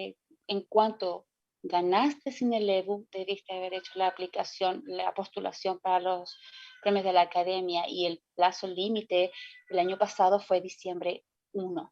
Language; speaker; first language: Spanish; native; Spanish